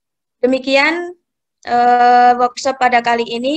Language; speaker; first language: Indonesian; native; Indonesian